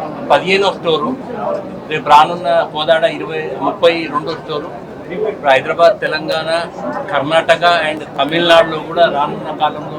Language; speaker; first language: Telugu; native; Telugu